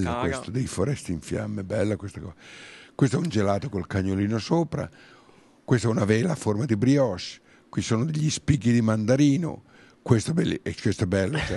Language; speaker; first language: Italian; native; Italian